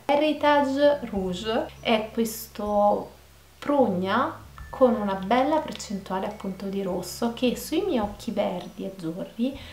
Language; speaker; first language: Italian; native; Italian